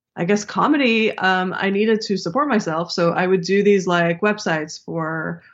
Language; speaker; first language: English; early bilingual, other home language; Hebrew